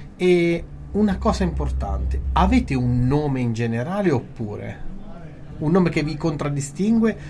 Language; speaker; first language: Italian; native; Italian